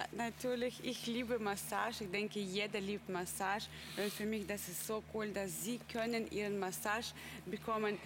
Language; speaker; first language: German; non-native, learner; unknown